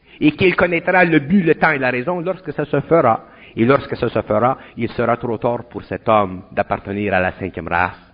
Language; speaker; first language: French; native; French